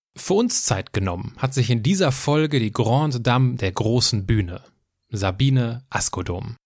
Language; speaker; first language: German; native; German